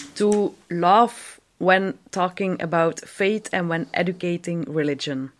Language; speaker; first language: English; non-native, fluent; Dutch